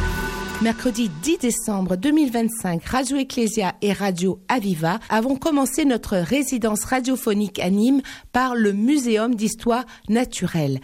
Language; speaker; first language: French; native; French